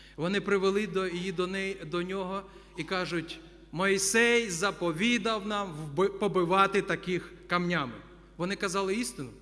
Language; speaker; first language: Ukrainian; non-native, local second language; Russian